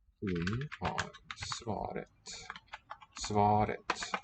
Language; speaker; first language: Swedish; non-native, learner; English